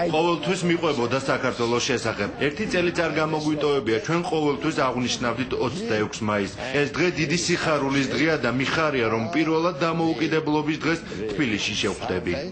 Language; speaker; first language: Georgian; early bilingual, heritage; Georgian